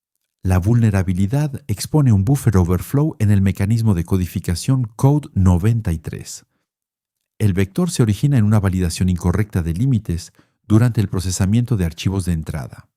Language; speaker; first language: Spanish; non-native, fluent; French